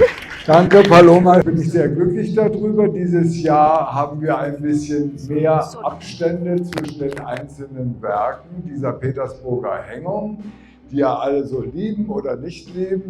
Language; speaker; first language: German; native; German